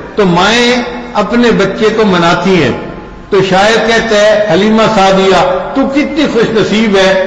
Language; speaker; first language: Urdu; non-native, local second language; Punjabi